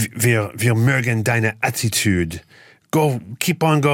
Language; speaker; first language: German; non-native, fluent; English